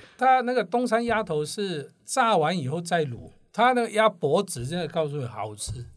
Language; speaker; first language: Chinese; non-native, local second language; Cantonese